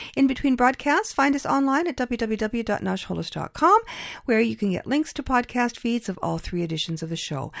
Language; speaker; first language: English; early bilingual, other home language; Ukrainian